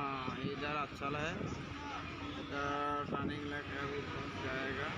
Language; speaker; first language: Hindi; non-native, local second language; Assamese